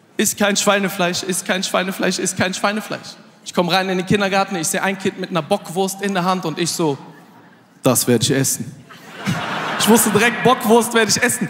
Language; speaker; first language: German; early bilingual, other home language; Arabic